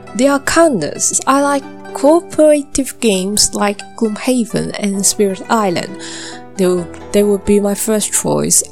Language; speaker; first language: English; non-native, local second language; Cantonese